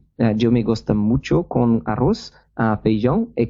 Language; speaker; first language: Spanish; non-native, learner; Portuguese